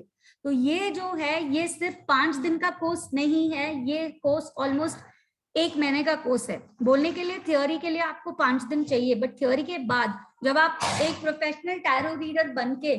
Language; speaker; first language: Hindi; native; Hindi